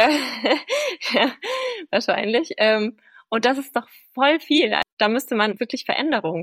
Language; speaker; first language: German; native; German